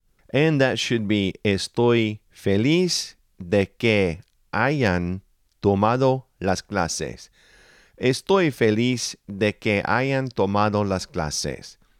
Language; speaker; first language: Spanish; non-native, fluent; English